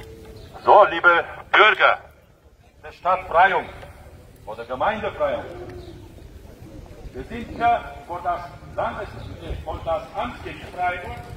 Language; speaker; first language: German; non-native, fluent; Romanian